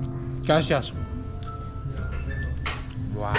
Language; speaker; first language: Spanish; non-native, learner; English